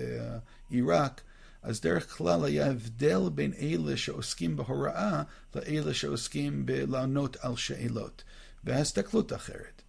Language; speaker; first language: Hebrew; non-native, fluent; English